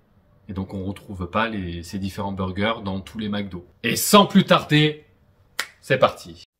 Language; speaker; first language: French; native; French